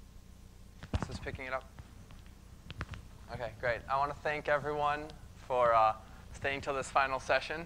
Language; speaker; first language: English; native; English